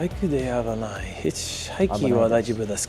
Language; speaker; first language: Japanese; non-native, learner; English